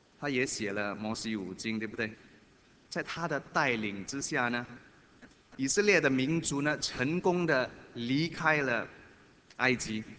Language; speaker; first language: Chinese; native; Chinese